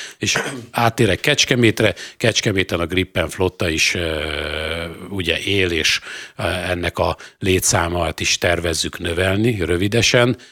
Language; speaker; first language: Hungarian; native; Hungarian